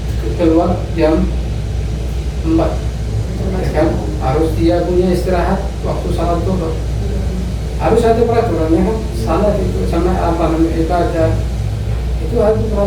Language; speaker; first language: Indonesian; non-native, learner; Arabic